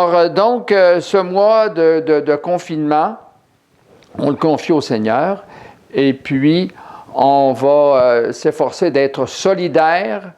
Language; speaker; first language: French; native; French